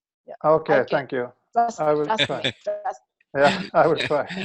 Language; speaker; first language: English; non-native, fluent; Swedish